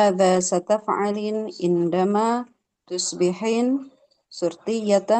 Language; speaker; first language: Arabic; non-native, learner; Indonesian